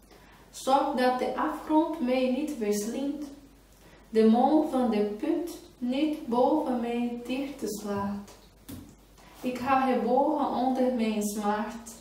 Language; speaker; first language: Dutch; non-native, fluent; Portuguese